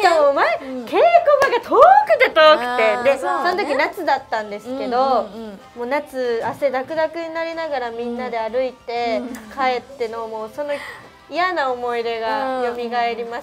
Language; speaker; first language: Japanese; native; Japanese